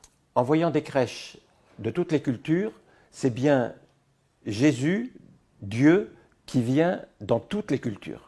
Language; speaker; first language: French; native; French